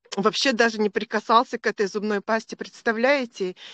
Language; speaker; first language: Russian; native; Russian